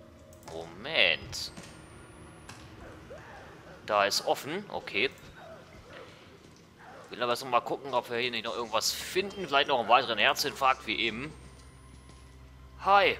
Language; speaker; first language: German; native; German